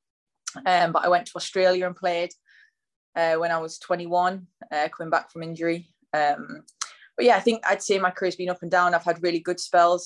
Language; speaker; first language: English; native; English